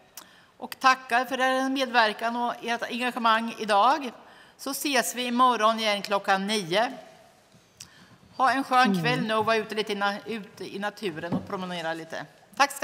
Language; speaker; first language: Swedish; native; Swedish